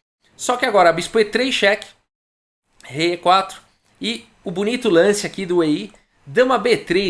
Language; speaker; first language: Portuguese; native; Portuguese